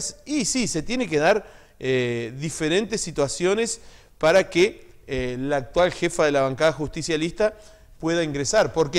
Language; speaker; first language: Spanish; native; Spanish